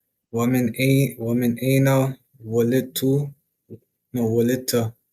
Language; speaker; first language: Arabic; non-native, learner; English